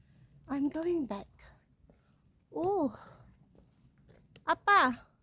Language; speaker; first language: Korean; non-native, learner; Filipino